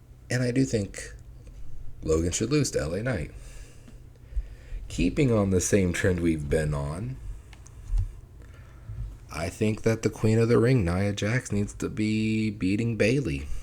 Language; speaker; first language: English; native; English